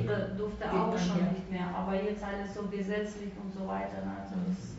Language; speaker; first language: German; non-native, fluent; Russian